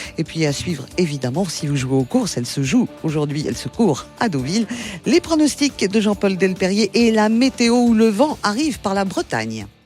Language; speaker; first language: French; native; French